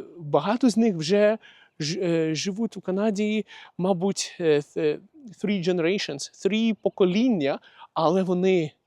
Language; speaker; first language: Ukrainian; non-native, local second language; Russian